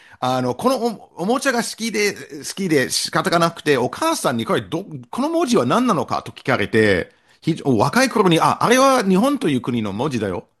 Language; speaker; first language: Japanese; non-native, fluent; English